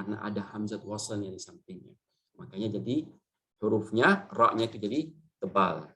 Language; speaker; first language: Indonesian; native; Indonesian